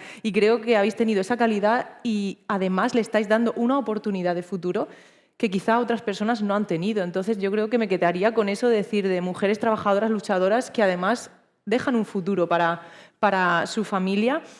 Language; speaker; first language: Spanish; native; Spanish